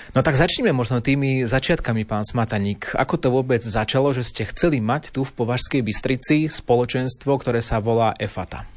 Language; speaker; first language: Slovak; native; Slovak